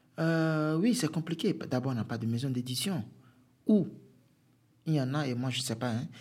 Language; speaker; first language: French; non-native, local second language; Fon